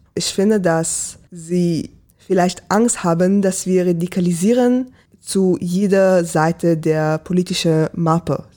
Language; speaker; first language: German; non-native, fluent; Hebrew